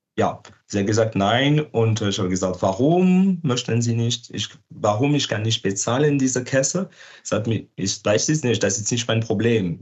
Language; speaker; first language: German; non-native, learner; French